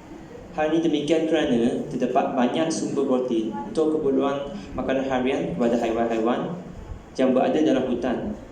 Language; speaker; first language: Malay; non-native, local second language; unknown